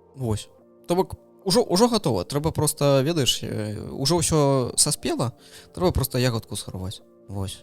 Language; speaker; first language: Belarusian; non-native, local second language; Russian